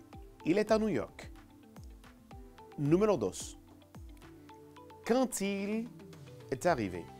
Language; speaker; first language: French; non-native, fluent; Spanish